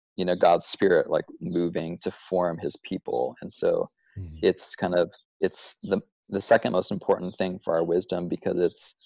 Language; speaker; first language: English; native; English